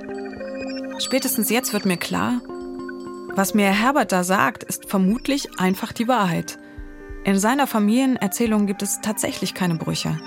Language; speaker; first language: German; native; German